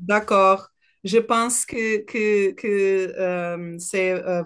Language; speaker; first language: French; non-native, learner; Portuguese